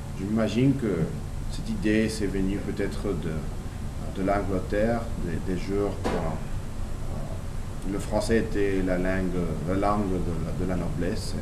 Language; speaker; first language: French; non-native, learner; English